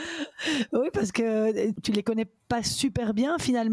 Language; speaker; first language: French; native; French